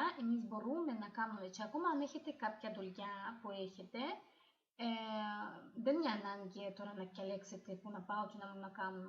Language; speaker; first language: Greek; non-native, fluent; Ukrainian